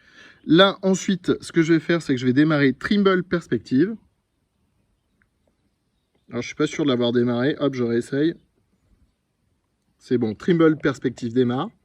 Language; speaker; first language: French; native; French